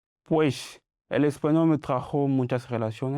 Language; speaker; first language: Spanish; non-native, fluent; French